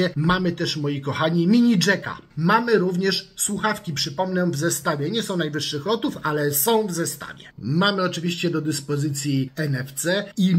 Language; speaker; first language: Polish; native; Polish